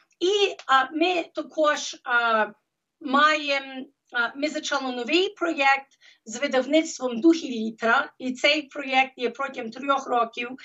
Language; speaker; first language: Ukrainian; early bilingual, heritage; Ukrainian